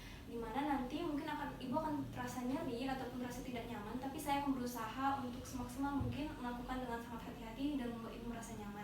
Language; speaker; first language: Indonesian; native; Indonesian